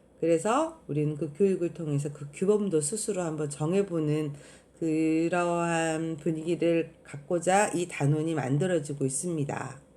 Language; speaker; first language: Korean; native; Korean